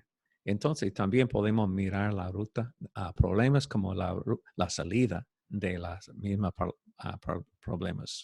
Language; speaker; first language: Spanish; non-native, fluent; English